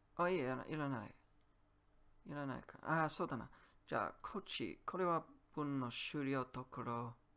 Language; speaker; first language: Japanese; non-native, learner; Polish